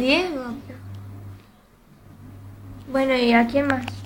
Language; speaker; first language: Spanish; native; Spanish